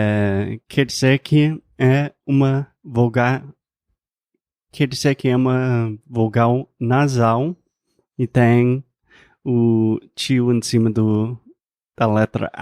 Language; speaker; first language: Portuguese; non-native, fluent; English